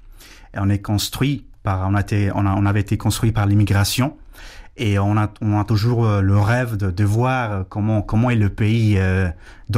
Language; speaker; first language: French; non-native, fluent; Spanish